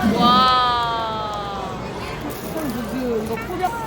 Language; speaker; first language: Korean; native; Korean